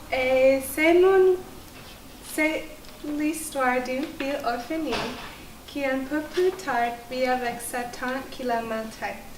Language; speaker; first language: French; non-native, fluent; English